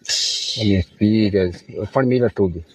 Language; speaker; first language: Portuguese; non-native, local second language; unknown